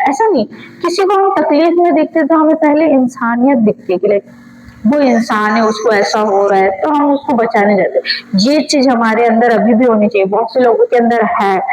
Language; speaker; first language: Hindi; non-native, local second language; Bangla